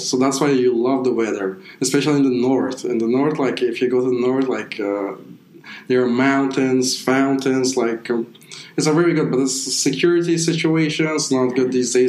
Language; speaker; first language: English; non-native, fluent; Persian